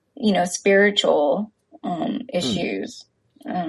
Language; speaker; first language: English; native; English